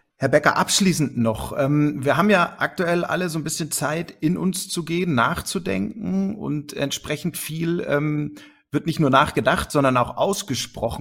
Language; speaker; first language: German; native; German